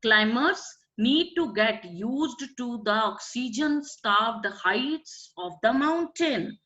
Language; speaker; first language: English; non-native, local second language; Punjabi